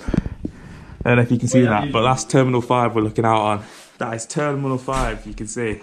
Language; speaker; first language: English; native; English